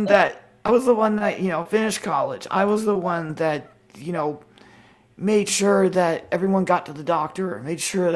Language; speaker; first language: English; native; English